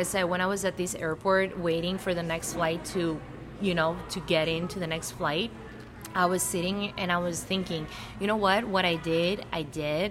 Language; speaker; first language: English; non-native, fluent; Greek